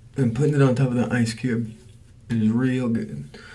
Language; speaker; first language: English; native; English